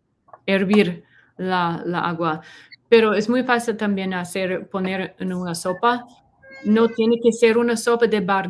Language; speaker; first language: Spanish; non-native, learner; English